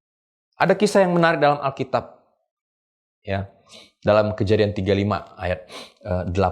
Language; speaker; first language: Indonesian; native; Indonesian